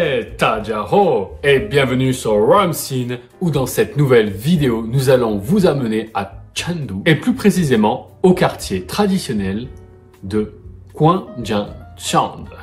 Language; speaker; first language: French; native; French